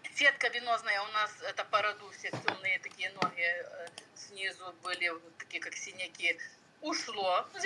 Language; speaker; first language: Russian; non-native, local second language; Ukrainian